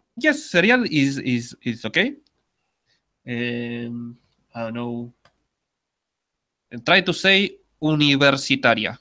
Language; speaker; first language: English; non-native, learner; Spanish